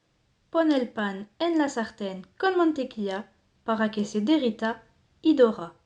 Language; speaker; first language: Spanish; non-native, learner; French